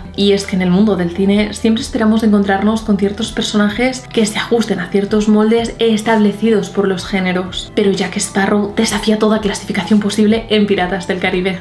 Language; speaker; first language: Spanish; native; Spanish